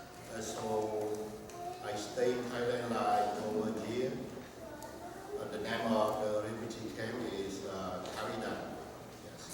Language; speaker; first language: English; non-native, learner; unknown